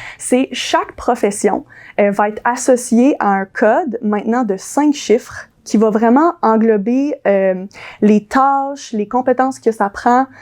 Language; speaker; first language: French; early bilingual, other home language; English